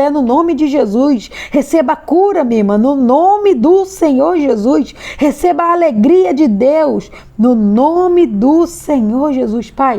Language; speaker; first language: Portuguese; native; Portuguese